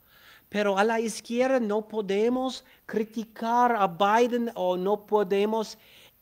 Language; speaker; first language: Spanish; non-native, fluent; English